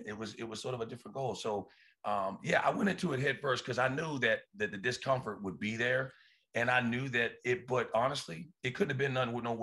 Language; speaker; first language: English; native; English